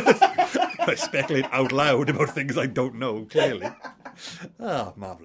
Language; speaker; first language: English; native; English